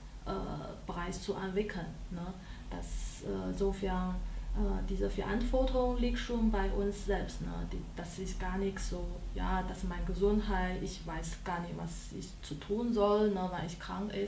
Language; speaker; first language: German; non-native, learner; Chinese